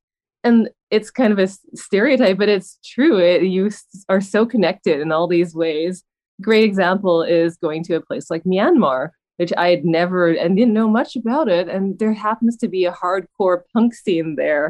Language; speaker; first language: English; native; English